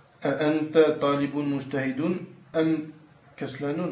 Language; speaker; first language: Arabic; non-native, learner; French